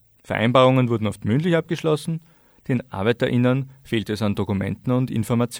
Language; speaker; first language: German; native; German